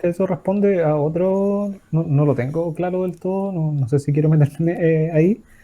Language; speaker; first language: Spanish; native; Spanish